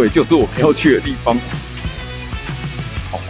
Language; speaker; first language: Chinese; native; Chinese